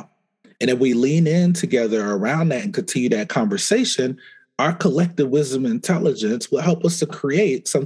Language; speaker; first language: English; native; English